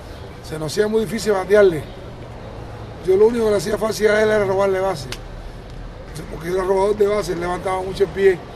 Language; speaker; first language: Spanish; native; Spanish